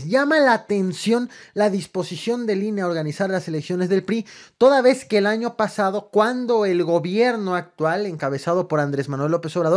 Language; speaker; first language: Spanish; native; Spanish